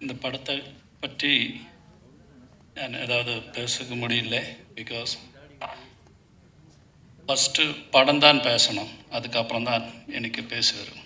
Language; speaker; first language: Tamil; non-native, learner; Malayalam